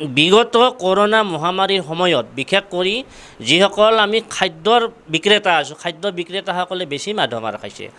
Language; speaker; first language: Assamese; native; Assamese